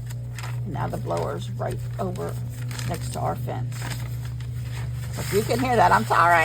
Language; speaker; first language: English; native; English